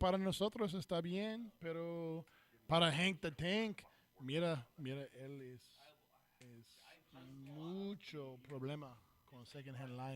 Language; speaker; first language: Spanish; non-native, learner; English